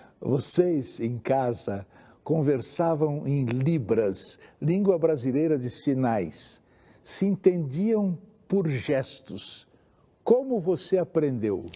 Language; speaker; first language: Portuguese; native; Portuguese